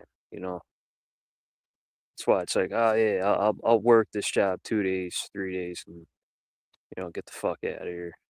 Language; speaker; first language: English; native; English